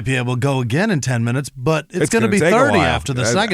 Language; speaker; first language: English; native; English